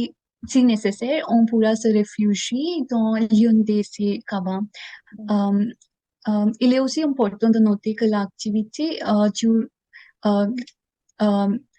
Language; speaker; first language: French; non-native, learner; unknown